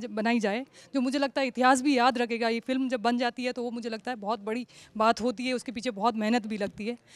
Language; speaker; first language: Hindi; native; Hindi